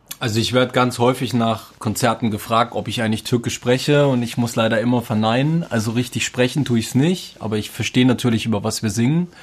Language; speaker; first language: German; native; German